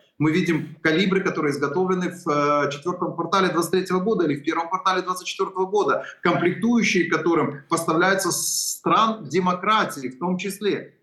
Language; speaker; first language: Russian; non-native, local second language; Ukrainian